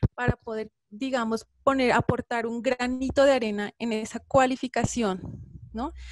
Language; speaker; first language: Spanish; native; Spanish